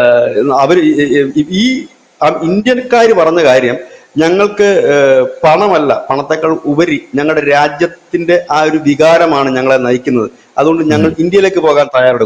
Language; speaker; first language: Malayalam; native; Malayalam